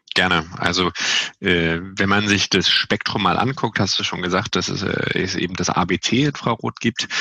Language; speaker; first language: German; native; German